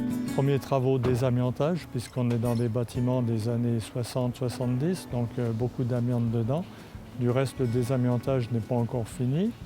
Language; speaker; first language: French; native; French